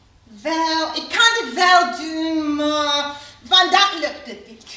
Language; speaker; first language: Dutch; non-native, learner; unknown